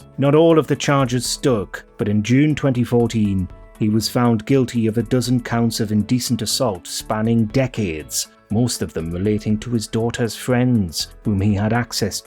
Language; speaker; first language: English; native; English